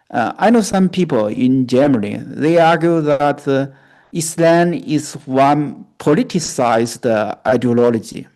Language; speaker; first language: English; non-native, fluent; Chinese